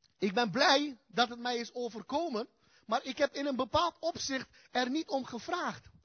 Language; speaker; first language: Dutch; early bilingual, other home language; Turkish